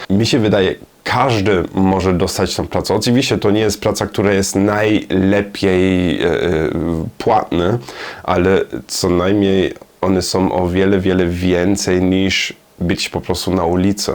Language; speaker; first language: Polish; non-native, learner; German